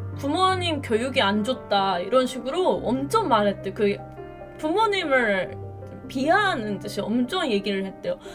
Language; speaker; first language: Korean; non-native, fluent; Japanese